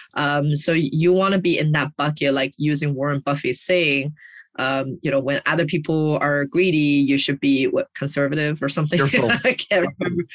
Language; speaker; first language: English; early bilingual, other home language; Chinese